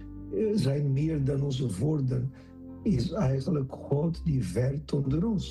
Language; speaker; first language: Dutch; non-native, fluent; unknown